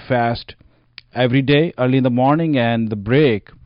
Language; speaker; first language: English; non-native, local second language; Punjabi